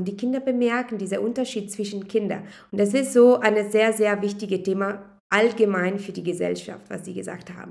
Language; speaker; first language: German; non-native, fluent; Italian